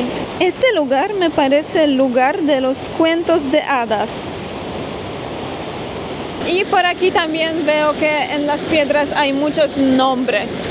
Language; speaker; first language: Spanish; non-native, fluent; Polish